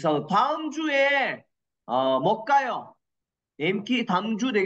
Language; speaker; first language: Korean; non-native, learner; Kyrgyz